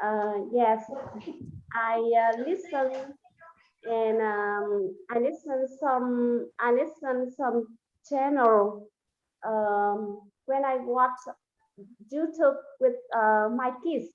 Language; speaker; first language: English; non-native, learner; Vietnamese